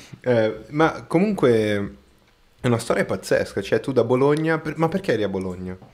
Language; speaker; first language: Italian; non-native, fluent; Portuguese